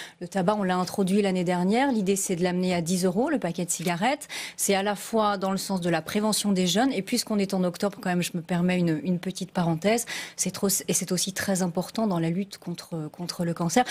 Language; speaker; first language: French; native; French